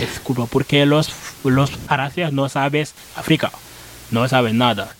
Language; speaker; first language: Spanish; non-native, learner; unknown